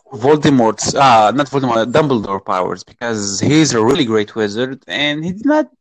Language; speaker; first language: English; non-native, fluent; Arabic